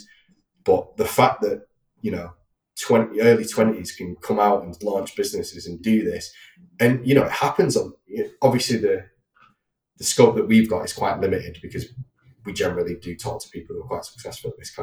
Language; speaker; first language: English; native; English